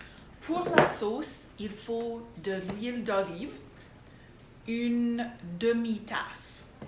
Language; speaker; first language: French; non-native, local second language; English